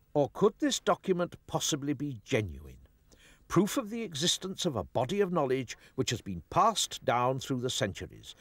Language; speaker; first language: English; native; English